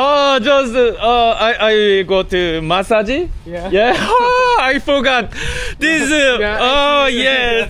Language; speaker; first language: English; non-native, learner; Korean